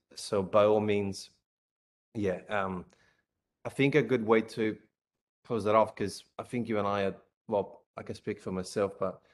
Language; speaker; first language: English; non-native, fluent; Italian